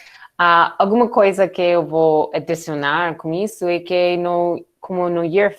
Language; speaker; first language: Portuguese; non-native, learner; English